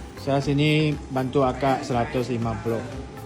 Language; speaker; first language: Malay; non-native, local second language; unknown